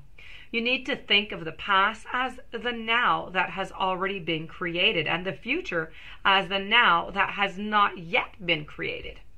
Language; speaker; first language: English; non-native, local second language; French